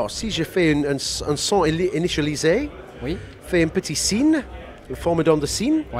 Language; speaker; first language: French; non-native, learner; English